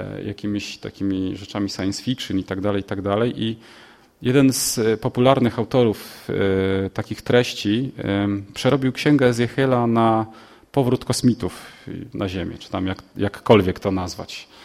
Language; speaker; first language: Polish; native; Polish